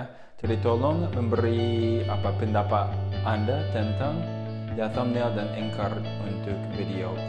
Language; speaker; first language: Indonesian; non-native, fluent; English